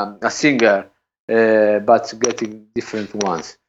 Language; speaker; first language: English; non-native, learner; Italian